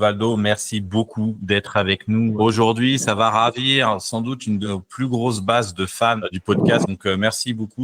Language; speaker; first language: French; native; French